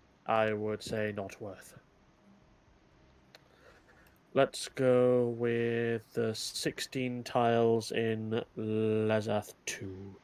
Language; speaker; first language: English; native; English